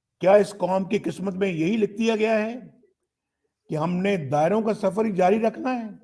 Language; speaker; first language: Urdu; non-native, local second language; Punjabi